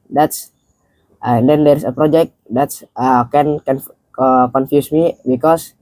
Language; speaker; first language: English; non-native, learner; Indonesian